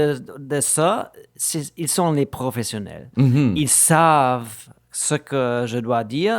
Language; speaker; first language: French; non-native, fluent; German